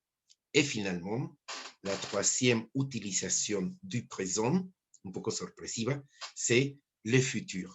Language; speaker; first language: French; non-native, fluent; Spanish